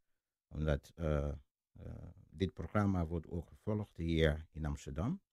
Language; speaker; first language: Dutch; non-native, fluent; Lingala